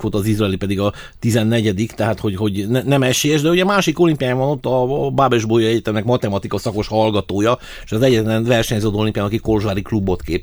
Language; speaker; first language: Hungarian; native; Hungarian